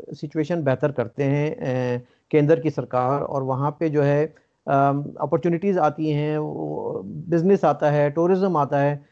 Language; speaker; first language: Urdu; native; Urdu